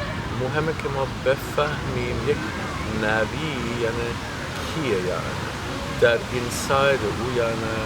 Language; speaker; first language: Persian; non-native, learner; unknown